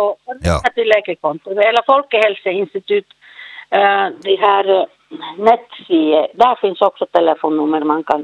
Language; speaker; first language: Swedish; non-native, learner; Finnish